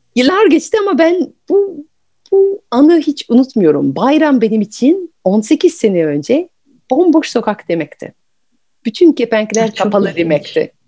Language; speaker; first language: Turkish; non-native, fluent; French